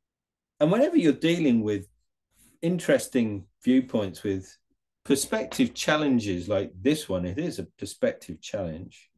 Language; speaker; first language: English; native; English